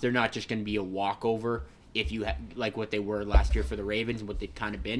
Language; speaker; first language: English; native; English